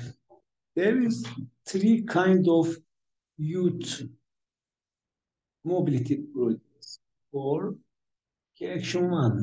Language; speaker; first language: English; non-native, fluent; Turkish